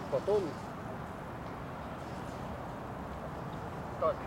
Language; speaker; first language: Russian; non-native, learner; Chinese